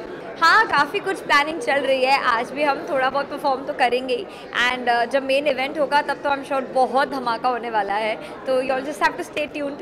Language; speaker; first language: Hindi; native; Hindi